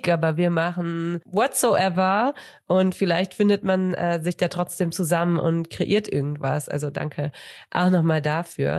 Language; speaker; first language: German; native; German